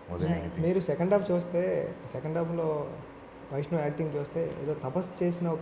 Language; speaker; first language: Telugu; native; Telugu